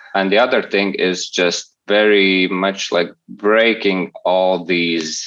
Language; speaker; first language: English; non-native, fluent; Latvian